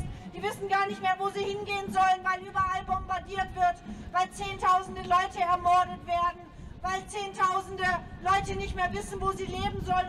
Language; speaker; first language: German; native; German